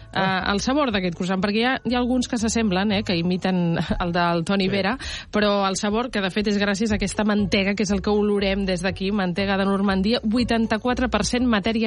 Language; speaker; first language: Catalan; native; Catalan